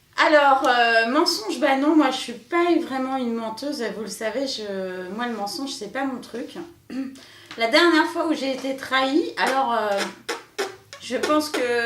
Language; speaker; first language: French; native; French